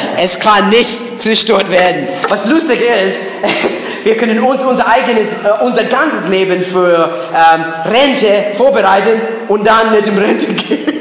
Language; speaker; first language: German; non-native, fluent; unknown